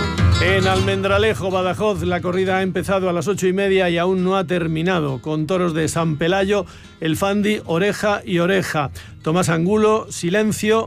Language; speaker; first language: Spanish; native; Spanish